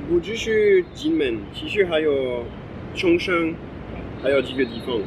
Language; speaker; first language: Chinese; non-native, fluent; French